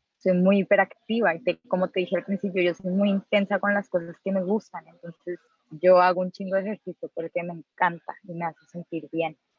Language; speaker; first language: Spanish; native; Spanish